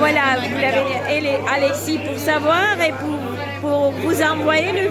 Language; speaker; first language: French; non-native, fluent; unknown